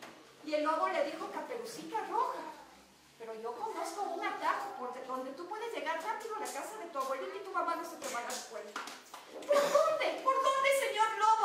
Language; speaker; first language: Spanish; native; Spanish